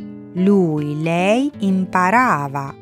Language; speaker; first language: Italian; non-native, fluent; Persian